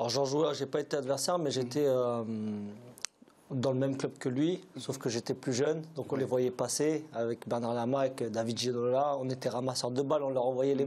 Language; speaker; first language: French; native; French